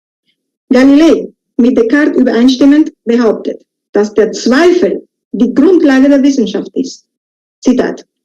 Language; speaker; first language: German; non-native, fluent; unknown